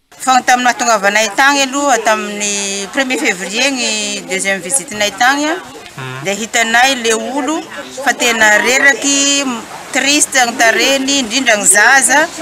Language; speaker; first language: Malagasy; native; Malagasy